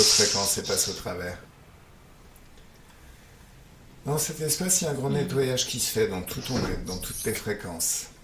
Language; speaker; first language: French; native; French